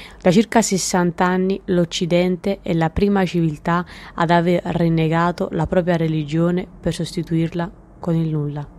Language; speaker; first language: Italian; native; Italian